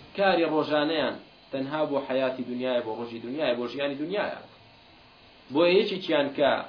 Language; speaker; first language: Central Kurdish; non-native, local second language; Kurdish